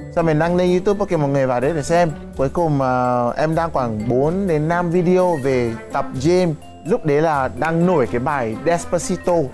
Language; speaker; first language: Vietnamese; non-native, fluent; Yoruba